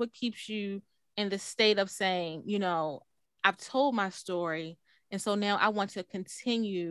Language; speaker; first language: English; native; English